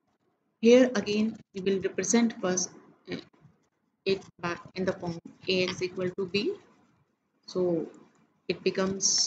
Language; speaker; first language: English; non-native, local second language; Hindi